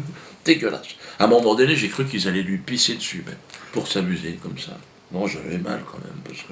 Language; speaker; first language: French; native; French